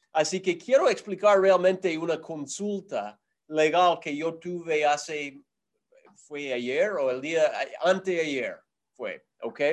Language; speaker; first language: Spanish; non-native, fluent; English